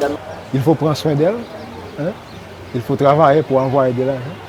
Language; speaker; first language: French; non-native, local second language; Haitian Creole